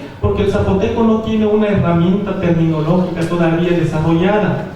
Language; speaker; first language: Spanish; non-native, local second language; Zapotec